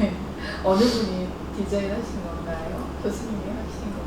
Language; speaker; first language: Korean; native; Korean